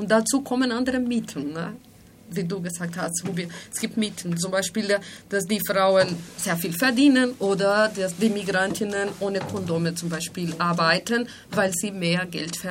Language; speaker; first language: German; non-native, fluent; Spanish